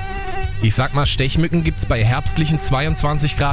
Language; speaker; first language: German; native; German